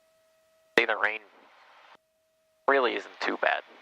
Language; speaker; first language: English; native; English